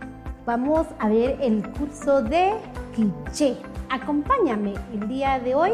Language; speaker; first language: Spanish; non-native, local second language; Kʼicheʼ